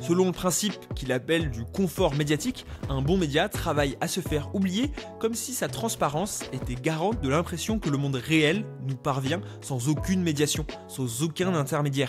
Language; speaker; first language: French; native; French